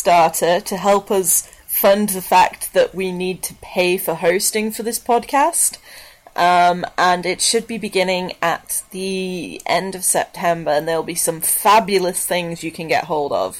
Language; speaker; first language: English; native; English